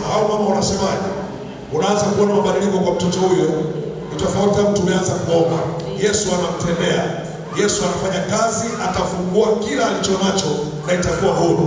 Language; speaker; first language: Swahili; native; Swahili